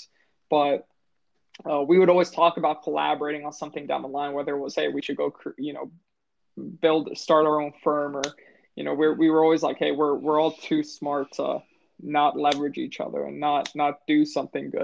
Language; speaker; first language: English; native; English